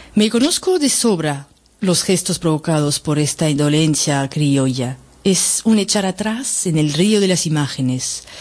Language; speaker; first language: Spanish; native; Spanish